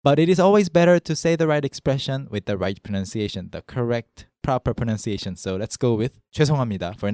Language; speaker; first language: English; non-native, fluent; Korean